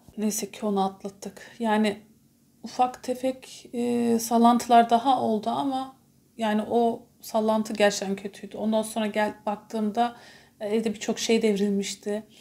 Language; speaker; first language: Turkish; early bilingual, heritage; Turkish